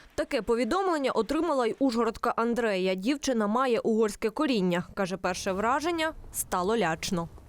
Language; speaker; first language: Ukrainian; native; Ukrainian